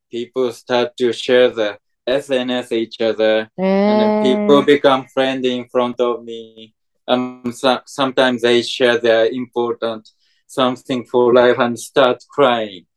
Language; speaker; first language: English; non-native, fluent; Japanese